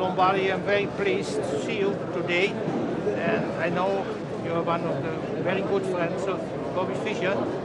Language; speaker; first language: English; non-native, fluent; Dutch